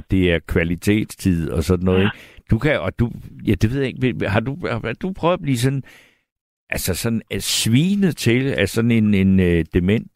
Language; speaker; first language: Danish; native; Danish